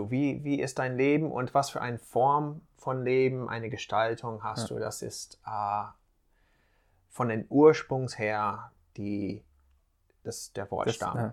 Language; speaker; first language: German; non-native, fluent; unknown